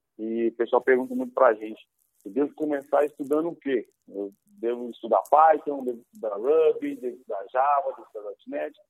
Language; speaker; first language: Portuguese; native; Portuguese